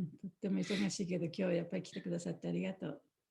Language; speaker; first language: Japanese; native; Japanese